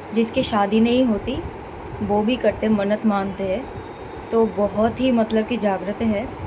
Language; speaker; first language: Hindi; non-native, local second language; Bangla